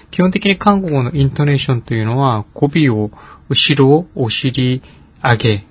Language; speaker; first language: Japanese; non-native, fluent; Korean